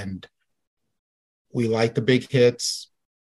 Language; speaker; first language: English; native; English